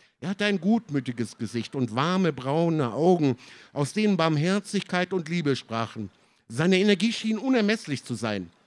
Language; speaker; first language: German; early bilingual, other home language; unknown